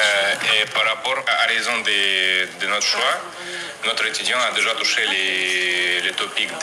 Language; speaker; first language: French; non-native, local second language; Russian